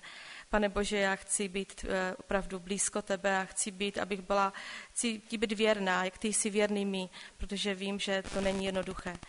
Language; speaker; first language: Czech; non-native, local second language; Polish